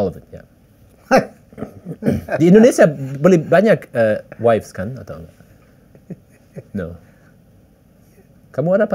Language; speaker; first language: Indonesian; early bilingual, heritage; English